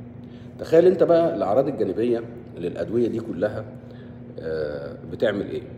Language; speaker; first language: Arabic; native; Arabic